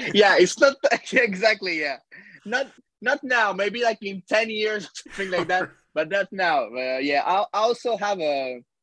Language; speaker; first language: English; non-native, fluent; French